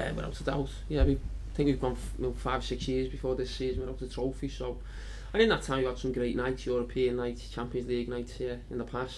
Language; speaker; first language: English; native; English